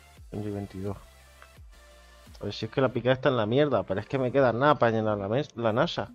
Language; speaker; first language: Spanish; native; Spanish